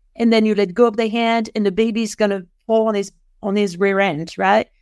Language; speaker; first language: English; non-native, fluent; French